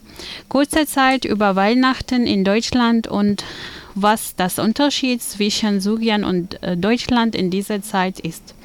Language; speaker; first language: German; non-native, learner; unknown